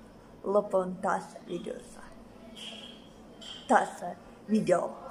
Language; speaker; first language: Finnish; non-native, learner; Russian